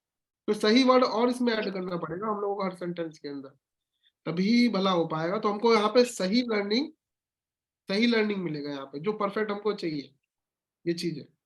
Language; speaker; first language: Hindi; native; Hindi